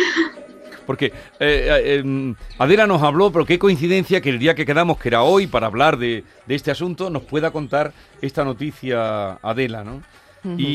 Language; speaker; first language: Spanish; native; Spanish